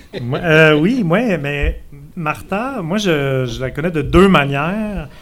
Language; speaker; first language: French; native; French